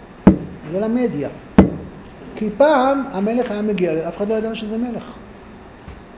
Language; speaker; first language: Hebrew; native; Hebrew